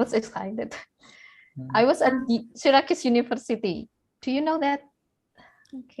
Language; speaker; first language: English; non-native, fluent; Indonesian